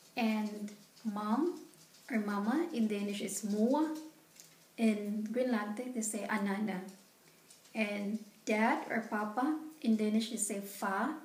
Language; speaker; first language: English; non-native, local second language; Filipino